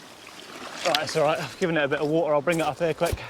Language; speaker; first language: English; native; English